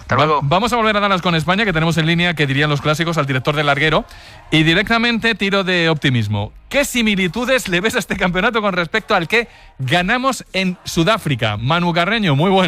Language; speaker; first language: Spanish; native; Spanish